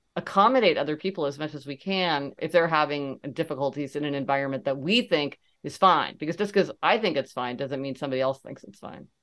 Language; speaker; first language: English; native; English